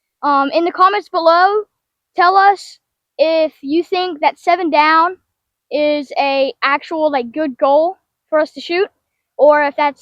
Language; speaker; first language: English; native; English